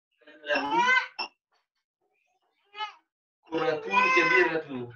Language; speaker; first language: Arabic; non-native, learner; French